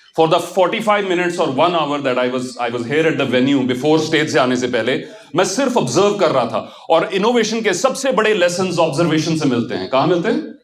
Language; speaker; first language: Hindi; non-native, local second language; Punjabi